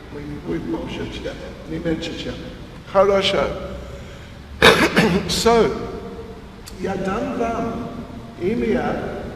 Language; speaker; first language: Russian; non-native, learner; English